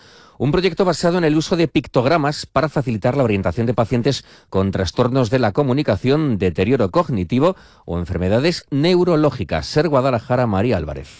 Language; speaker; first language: Spanish; native; Spanish